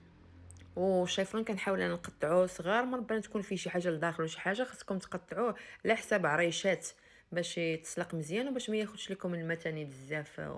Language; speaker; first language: Arabic; native; Arabic